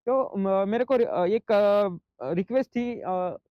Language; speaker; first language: Hindi; non-native, local second language; Marathi